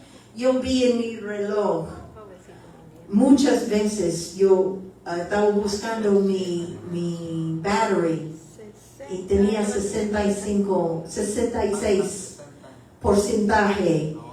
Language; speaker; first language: Spanish; early bilingual, heritage; Spanish